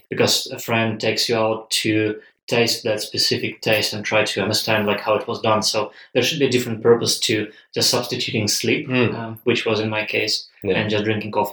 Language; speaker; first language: English; non-native, fluent; Russian